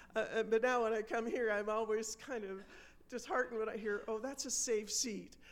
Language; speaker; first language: English; native; English